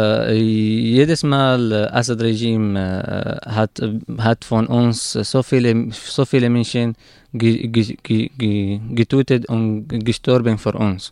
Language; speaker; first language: German; non-native, learner; Arabic